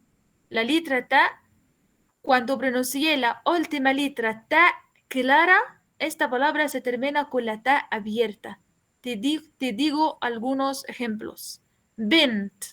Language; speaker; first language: Spanish; non-native, fluent; Arabic